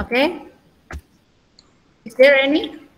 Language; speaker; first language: English; non-native, learner; Indonesian